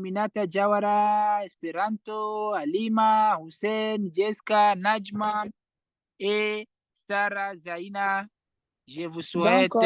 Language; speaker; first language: French; non-native, fluent; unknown